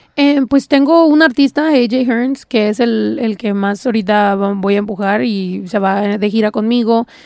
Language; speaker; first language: Spanish; early bilingual, heritage; Spanish